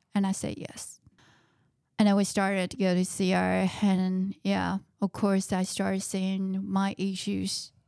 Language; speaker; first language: English; non-native, fluent; Chinese